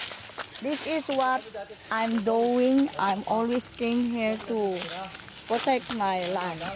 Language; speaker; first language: English; non-native, learner; Filipino